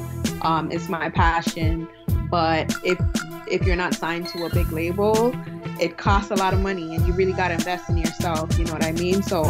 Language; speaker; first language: English; native; English